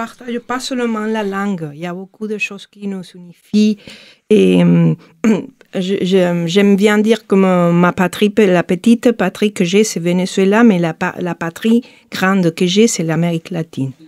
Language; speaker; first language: French; non-native, fluent; Spanish